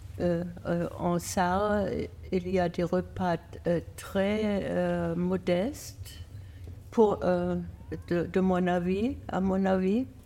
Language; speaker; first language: French; non-native, learner; German